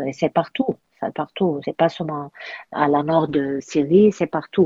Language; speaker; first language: French; non-native, learner; Arabic